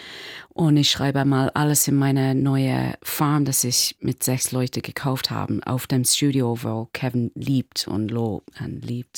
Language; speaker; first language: German; non-native, learner; English